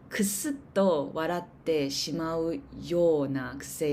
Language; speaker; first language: Japanese; non-native, learner; English